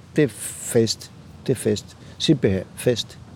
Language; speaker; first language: Danish; non-native, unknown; Spanish